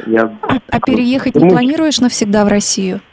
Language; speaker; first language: Russian; native; Russian